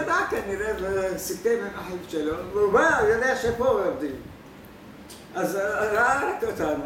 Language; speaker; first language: Hebrew; non-native, fluent; Arabic